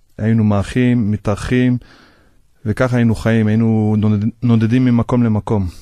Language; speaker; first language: Hebrew; native; Hebrew